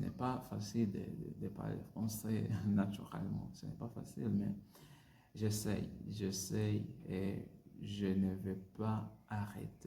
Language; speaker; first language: French; non-native, learner; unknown